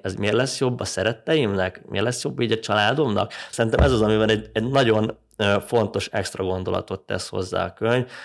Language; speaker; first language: Hungarian; native; Hungarian